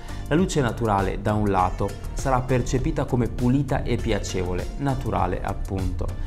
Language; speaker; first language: Italian; native; Italian